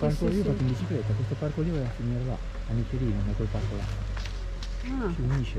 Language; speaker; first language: Italian; native; Italian